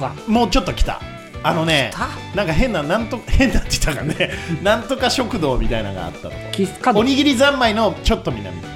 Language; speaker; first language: Japanese; native; Japanese